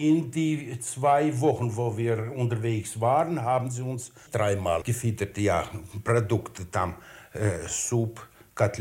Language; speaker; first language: German; early bilingual, heritage; German